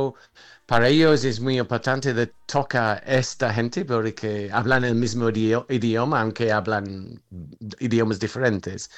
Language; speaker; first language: Spanish; non-native, fluent; English